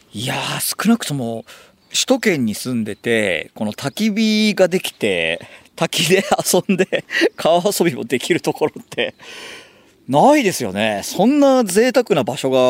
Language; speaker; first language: Japanese; native; Japanese